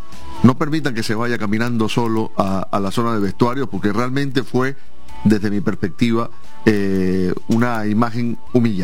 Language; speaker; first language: Spanish; native; Spanish